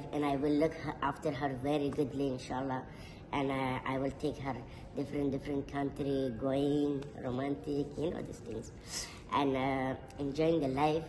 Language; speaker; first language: English; non-native, learner; Tajik